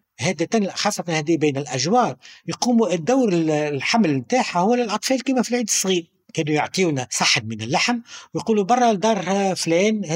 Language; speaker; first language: Arabic; native; Arabic